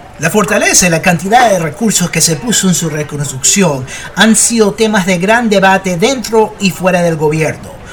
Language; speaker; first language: Spanish; early bilingual, heritage; Spanish